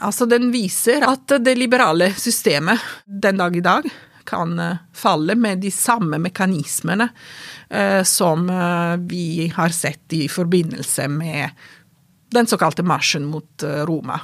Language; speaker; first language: Norwegian; non-native, fluent; Italian